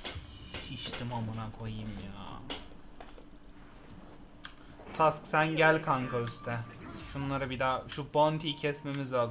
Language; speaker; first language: Turkish; native; Turkish